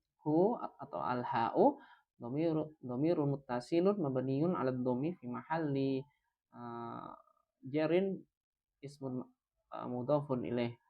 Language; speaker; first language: Arabic; non-native, fluent; Indonesian